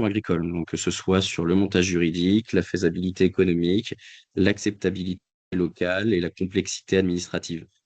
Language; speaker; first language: French; native; French